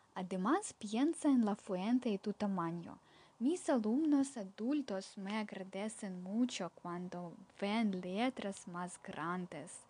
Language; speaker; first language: Spanish; non-native, fluent; Ukrainian